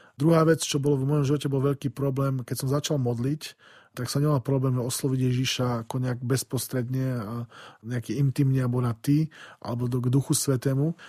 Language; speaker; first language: Slovak; native; Slovak